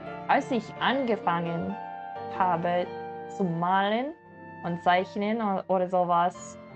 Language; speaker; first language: German; non-native, learner; English